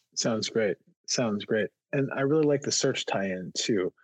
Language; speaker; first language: English; native; English